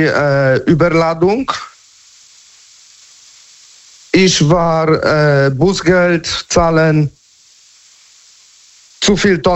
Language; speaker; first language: German; non-native, learner; Polish